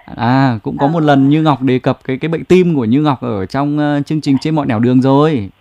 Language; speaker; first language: Vietnamese; native; Vietnamese